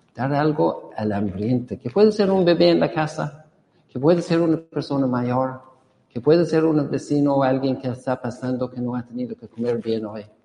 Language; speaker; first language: Spanish; non-native, fluent; English